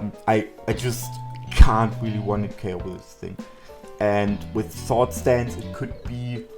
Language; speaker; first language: English; non-native, fluent; German